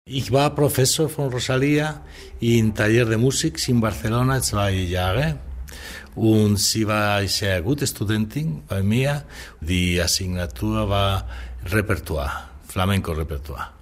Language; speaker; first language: German; non-native, learner; Spanish